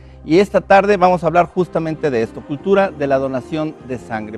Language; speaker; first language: Spanish; native; Spanish